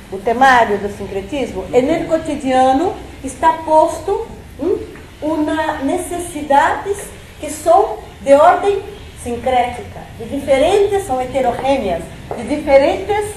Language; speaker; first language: Spanish; non-native, fluent; Portuguese